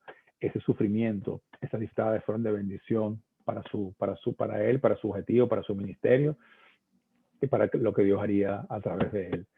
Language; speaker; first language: Spanish; native; Spanish